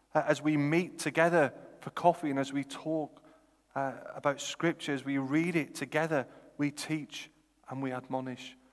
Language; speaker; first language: English; native; English